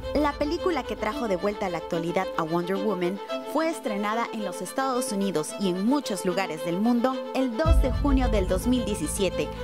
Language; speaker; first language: Spanish; native; Spanish